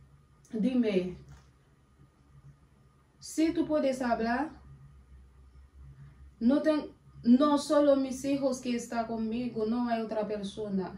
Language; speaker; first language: Spanish; non-native, learner; Haitian Creole